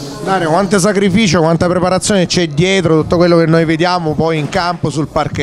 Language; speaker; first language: Italian; native; Italian